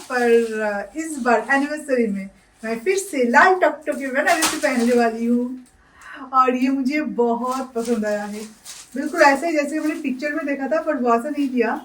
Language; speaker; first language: Hindi; non-native, local second language; Bangla